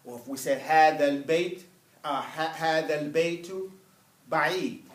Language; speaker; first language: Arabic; non-native, fluent; English